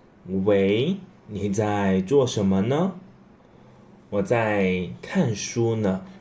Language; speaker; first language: Chinese; non-native, fluent; English